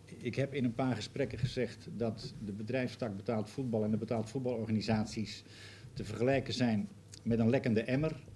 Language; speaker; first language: Dutch; native; Dutch